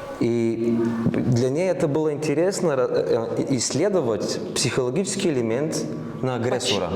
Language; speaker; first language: Russian; non-native, learner; Bulgarian